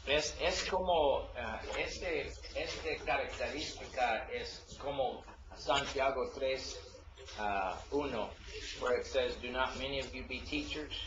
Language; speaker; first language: Spanish; non-native, learner; English